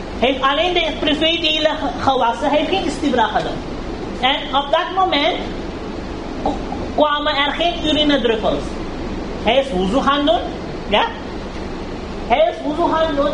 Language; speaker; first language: Dutch; early bilingual, heritage; Urdu